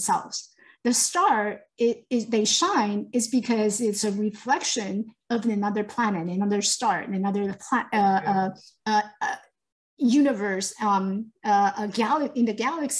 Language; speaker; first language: English; non-native, fluent; Chinese